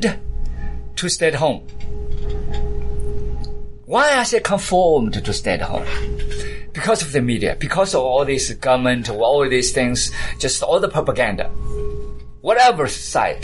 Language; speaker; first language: English; native; English